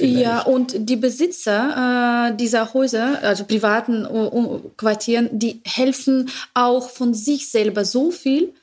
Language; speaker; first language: German; non-native, learner; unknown